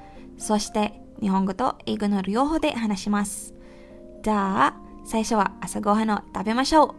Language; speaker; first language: Japanese; non-native, fluent; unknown